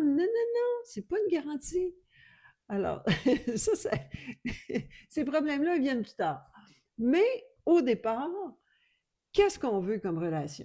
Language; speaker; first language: French; native; French